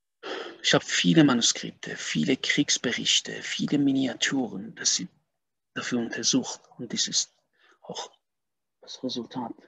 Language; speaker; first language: German; non-native, fluent; Persian